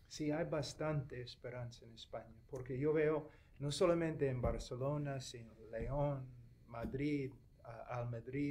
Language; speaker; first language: Spanish; non-native, fluent; English